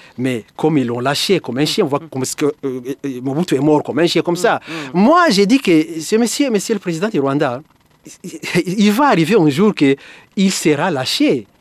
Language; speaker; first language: French; non-native, local second language; Swahili